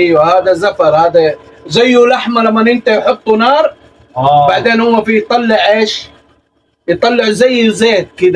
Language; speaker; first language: Arabic; non-native, learner; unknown